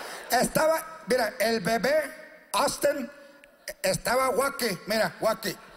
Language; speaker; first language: Spanish; early bilingual, other home language; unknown